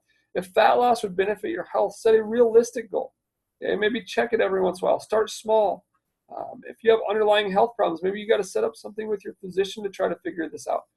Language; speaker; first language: English; native; English